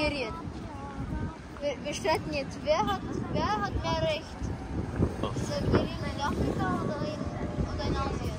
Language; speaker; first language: German; early bilingual, other home language; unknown